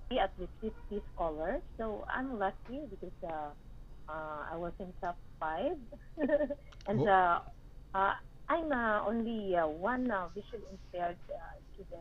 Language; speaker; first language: English; non-native, local second language; Hiligaynon